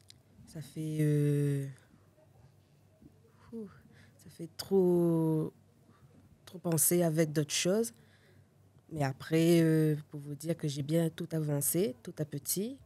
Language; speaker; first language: French; non-native, local second language; Réunion Creole French